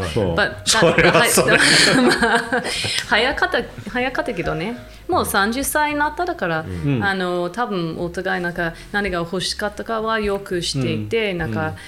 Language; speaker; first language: Japanese; non-native, fluent; English